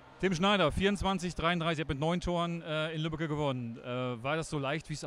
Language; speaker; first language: German; native; German